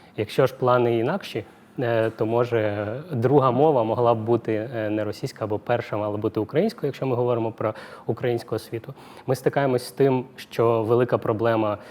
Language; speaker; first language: Ukrainian; non-native, local second language; Russian